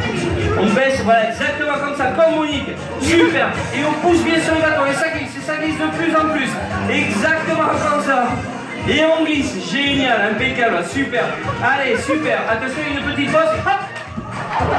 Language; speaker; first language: French; native; French